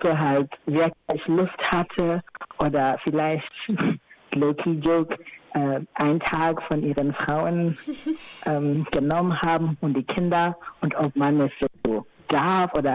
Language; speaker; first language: German; non-native, fluent; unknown